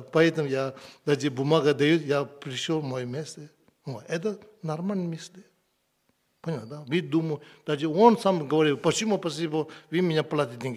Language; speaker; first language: Russian; non-native, learner; Tibetan